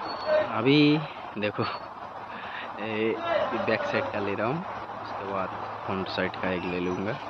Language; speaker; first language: Hindi; non-native, local second language; Bangla